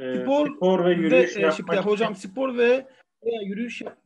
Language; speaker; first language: Turkish; native; Turkish